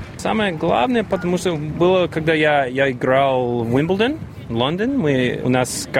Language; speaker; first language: Russian; early bilingual, heritage; English